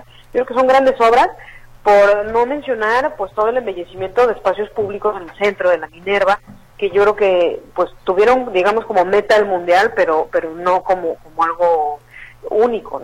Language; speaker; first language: Spanish; native; Spanish